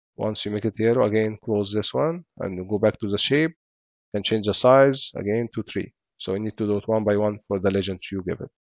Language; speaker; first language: English; non-native, fluent; Arabic